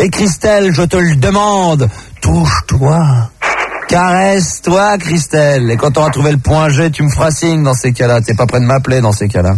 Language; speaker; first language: French; native; French